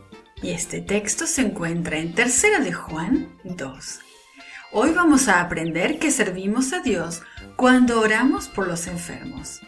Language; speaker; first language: Spanish; native; Spanish